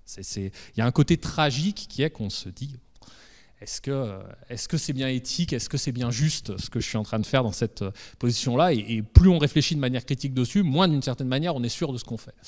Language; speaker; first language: French; native; French